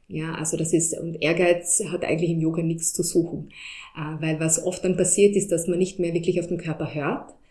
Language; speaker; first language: German; early bilingual, heritage; German